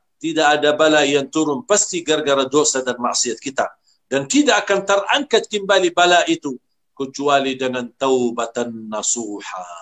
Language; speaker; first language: Malay; non-native, fluent; Arabic